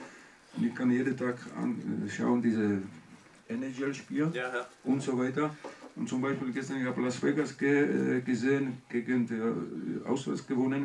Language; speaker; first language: German; non-native, learner; Czech